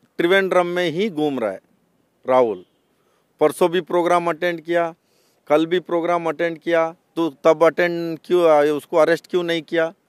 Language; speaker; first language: Hindi; non-native, local second language; Kannada